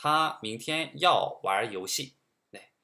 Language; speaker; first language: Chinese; non-native, fluent; Korean